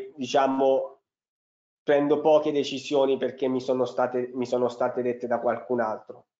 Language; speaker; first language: Italian; native; Italian